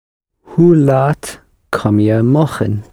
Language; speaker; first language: Dutch; non-native, learner; English